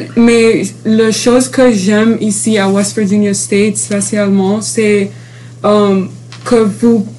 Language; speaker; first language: French; non-native, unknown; Arabic